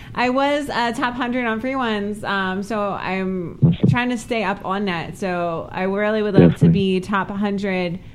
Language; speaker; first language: English; native; English